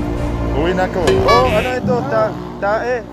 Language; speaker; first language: Filipino; non-native, fluent; Arabic